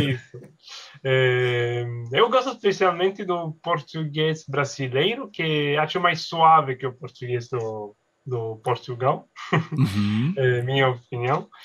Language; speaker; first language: Portuguese; non-native, learner; Italian